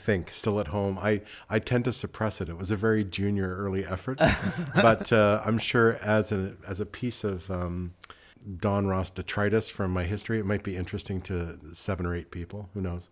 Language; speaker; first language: English; native; English